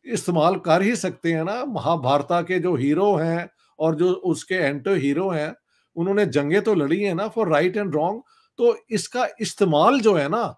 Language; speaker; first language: Urdu; non-native, local second language; Punjabi